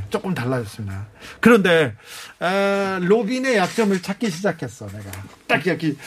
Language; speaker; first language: Korean; native; Korean